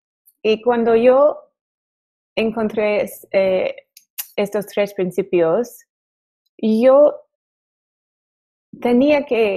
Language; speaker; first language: Spanish; non-native, learner; English